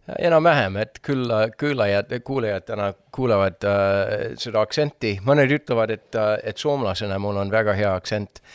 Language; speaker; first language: Estonian; non-native, fluent; English